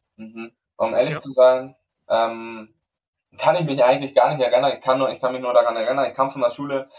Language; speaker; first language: German; non-native, fluent; Spanish